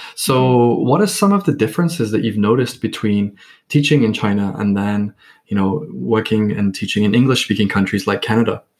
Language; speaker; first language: English; native; English